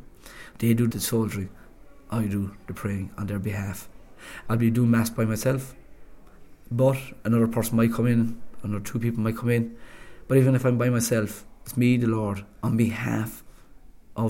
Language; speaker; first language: English; native; English